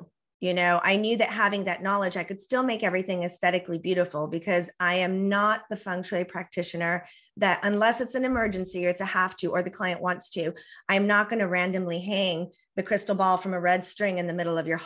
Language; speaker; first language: English; early bilingual, other home language; Spanish